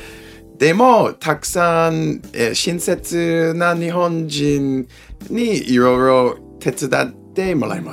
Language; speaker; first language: Japanese; non-native, learner; English